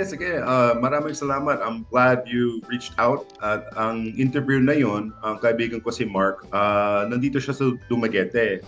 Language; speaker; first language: Filipino; non-native, local second language; English